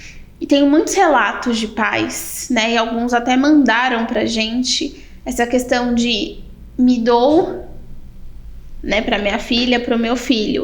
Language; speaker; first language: Portuguese; native; Portuguese